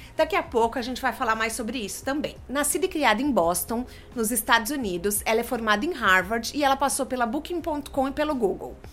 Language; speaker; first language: Portuguese; native; Portuguese